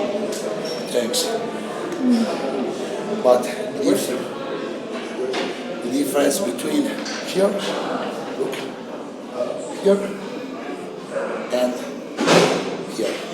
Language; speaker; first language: English; non-native, learner; Italian